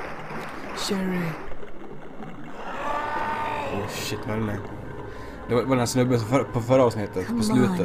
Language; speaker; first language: Swedish; native; Swedish